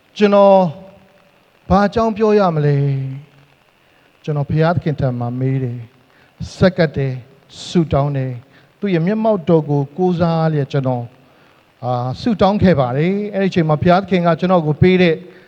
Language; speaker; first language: Burmese; non-native, local second language; Hakha Chin